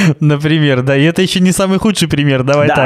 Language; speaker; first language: Russian; native; Russian